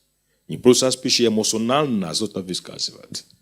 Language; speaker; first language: Russian; non-native, fluent; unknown